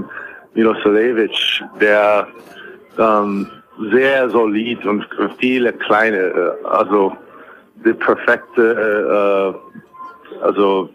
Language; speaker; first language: German; non-native, fluent; English